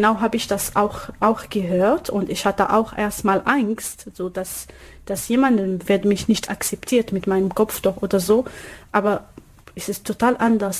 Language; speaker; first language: German; non-native, learner; Arabic